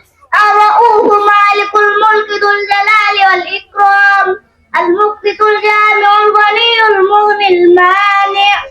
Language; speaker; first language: Arabic; non-native, learner; Bangla